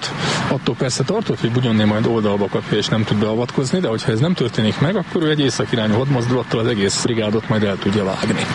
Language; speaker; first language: Hungarian; native; Hungarian